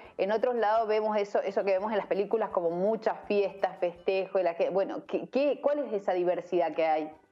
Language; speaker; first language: Spanish; native; Spanish